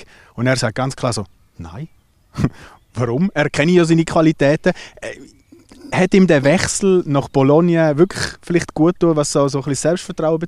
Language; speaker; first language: German; native; German